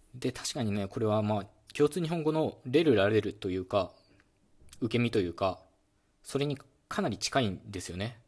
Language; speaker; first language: Japanese; native; Japanese